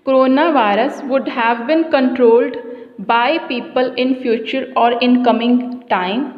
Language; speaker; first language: English; non-native, local second language; Punjabi